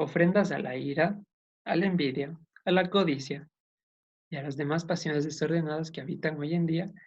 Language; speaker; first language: Spanish; native; Spanish